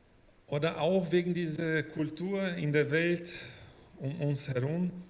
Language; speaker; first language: German; non-native, fluent; Portuguese